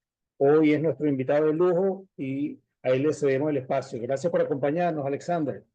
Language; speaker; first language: Spanish; native; Spanish